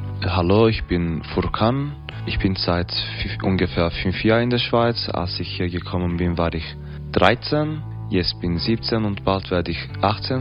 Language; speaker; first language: German; non-native, learner; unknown